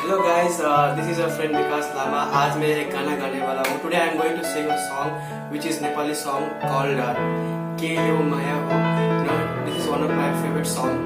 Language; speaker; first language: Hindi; non-native, local second language; Nepali